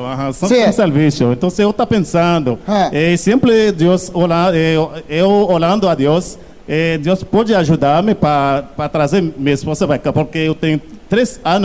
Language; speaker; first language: Portuguese; non-native, learner; Haitian Creole